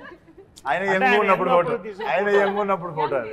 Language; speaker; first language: Telugu; native; Telugu